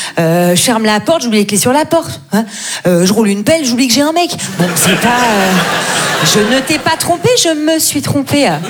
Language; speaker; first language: French; native; French